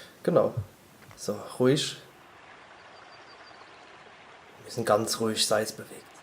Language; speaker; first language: German; native; German